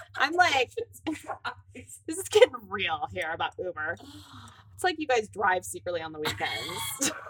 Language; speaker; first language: English; native; English